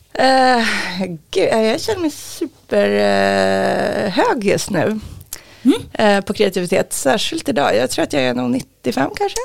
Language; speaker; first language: Swedish; native; Swedish